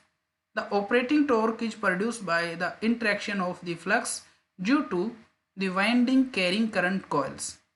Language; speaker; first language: English; non-native, local second language; Hindi